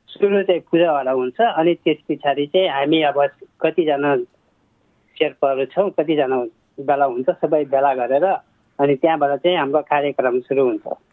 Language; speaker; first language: Nepali; non-native, local second language; Sherpa